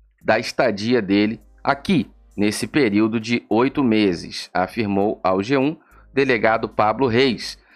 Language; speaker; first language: Portuguese; native; Portuguese